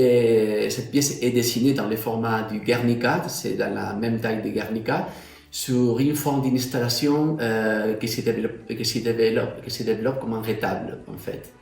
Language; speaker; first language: French; non-native, fluent; Spanish